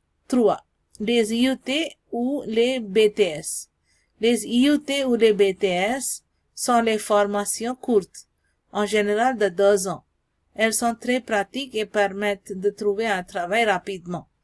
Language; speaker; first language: French; non-native, learner; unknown